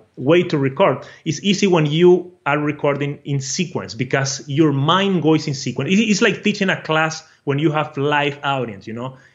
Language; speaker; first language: English; non-native, fluent; Portuguese